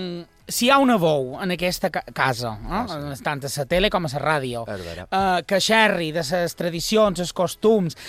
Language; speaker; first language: Catalan; native; Catalan